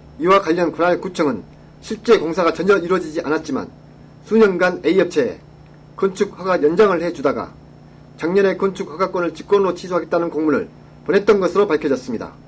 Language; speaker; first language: Korean; native; Korean